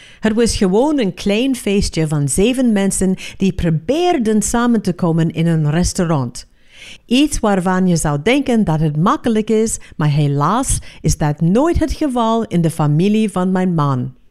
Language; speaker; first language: Dutch; non-native, fluent; English